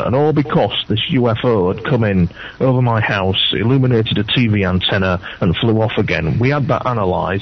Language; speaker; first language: English; native; English